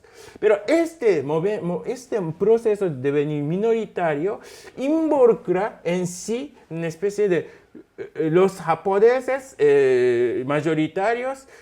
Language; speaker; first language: Spanish; non-native, fluent; Japanese